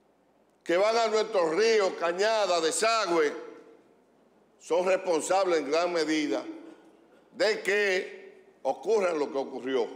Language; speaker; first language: Spanish; native; Spanish